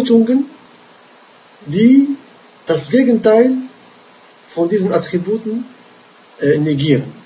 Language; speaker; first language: German; non-native, fluent; Arabic